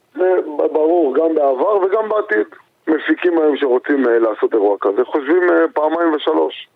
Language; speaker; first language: Hebrew; native; Hebrew